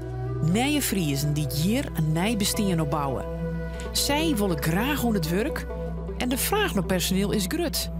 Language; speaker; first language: Dutch; non-native, local second language; Western Frisian